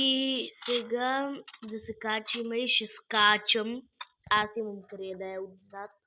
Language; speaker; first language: Bulgarian; native; Bulgarian